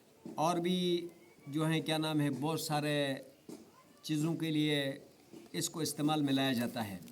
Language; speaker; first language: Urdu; non-native, local second language; Shina